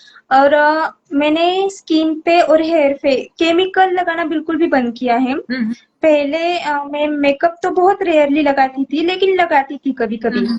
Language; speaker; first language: Hindi; native; Hindi